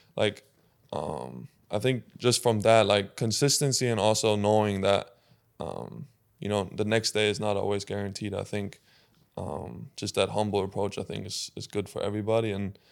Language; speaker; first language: English; non-native, fluent; German